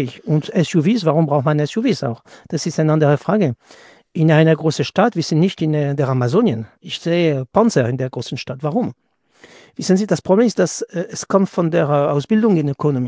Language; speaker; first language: German; non-native, fluent; French